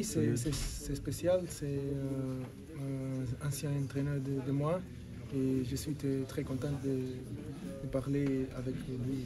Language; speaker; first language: French; non-native, learner; Portuguese